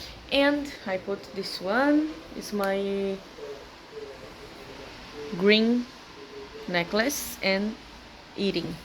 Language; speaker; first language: English; non-native, learner; Portuguese